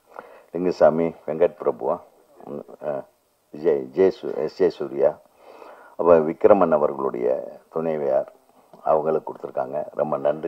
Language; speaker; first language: Tamil; native; Tamil